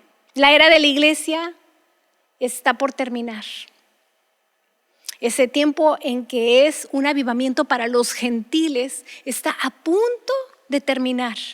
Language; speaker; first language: Spanish; native; Spanish